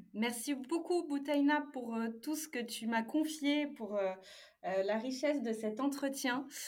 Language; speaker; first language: French; native; French